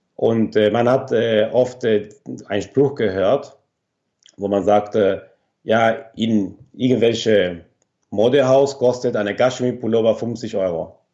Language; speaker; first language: German; non-native, fluent; Spanish